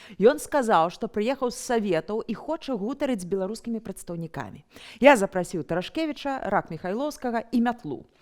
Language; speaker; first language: Belarusian; native; Belarusian